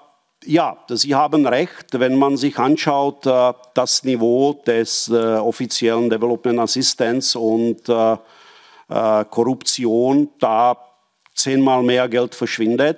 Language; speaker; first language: German; non-native, fluent; Czech